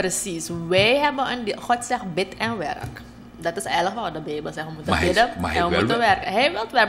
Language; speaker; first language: Dutch; native; Dutch